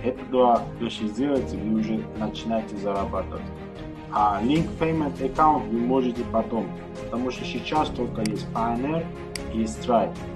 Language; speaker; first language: Russian; non-native, learner; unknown